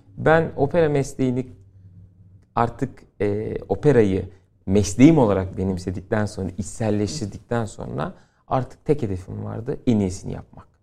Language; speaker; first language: Turkish; native; Turkish